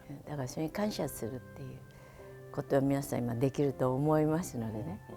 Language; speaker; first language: Japanese; native; Japanese